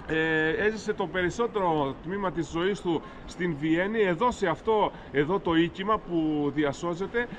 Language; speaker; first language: Greek; native; Greek